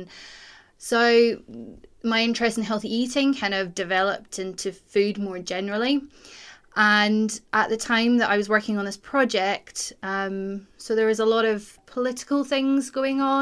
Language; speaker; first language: English; native; English